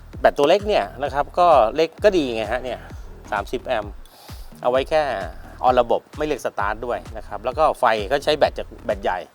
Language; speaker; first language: Thai; native; Thai